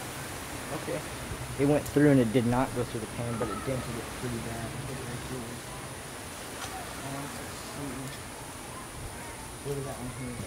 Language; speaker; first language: English; native; English